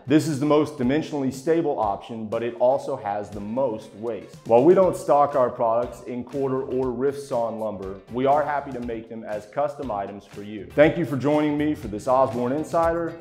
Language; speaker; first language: English; native; English